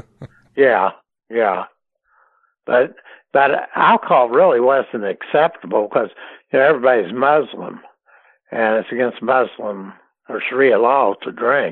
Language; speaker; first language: English; native; English